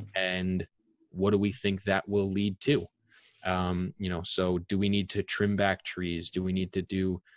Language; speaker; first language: English; native; English